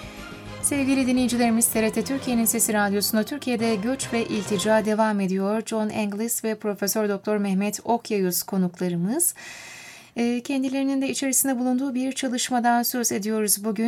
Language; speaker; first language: Turkish; native; Turkish